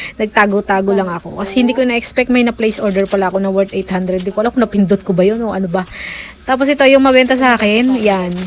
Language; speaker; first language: Filipino; native; Filipino